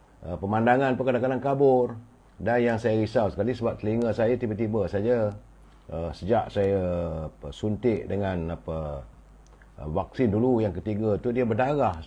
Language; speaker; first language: Malay; native; Malay